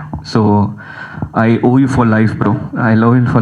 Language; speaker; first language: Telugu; early bilingual, heritage; Telugu